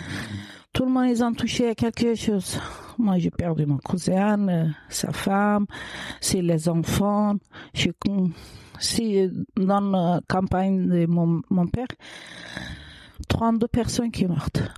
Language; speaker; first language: French; non-native, learner; Kurdish